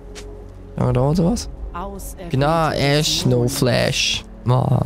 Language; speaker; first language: German; native; German